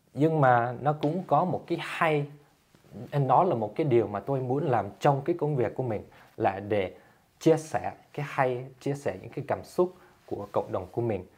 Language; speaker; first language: Vietnamese; early bilingual, heritage; Vietnamese